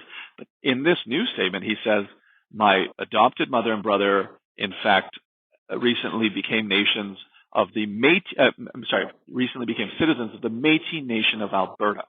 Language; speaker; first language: English; native; English